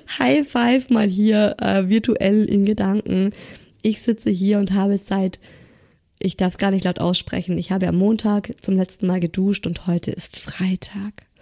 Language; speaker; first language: German; native; German